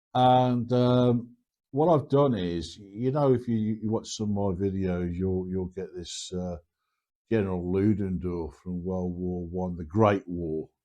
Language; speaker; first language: English; native; English